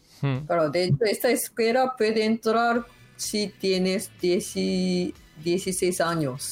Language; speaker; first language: Spanish; non-native, learner; Japanese